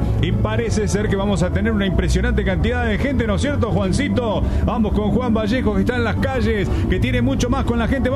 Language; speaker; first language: Spanish; native; Spanish